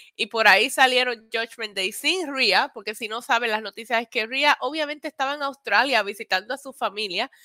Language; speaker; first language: Spanish; native; Spanish